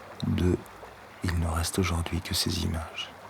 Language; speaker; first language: French; native; French